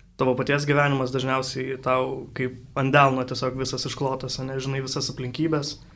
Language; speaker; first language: Lithuanian; native; Lithuanian